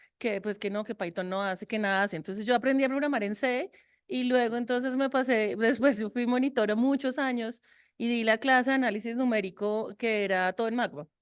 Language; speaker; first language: Spanish; early bilingual, other home language; French